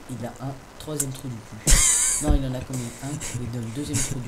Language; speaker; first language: French; native; French